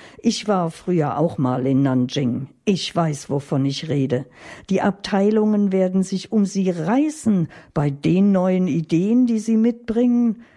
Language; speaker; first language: German; native; German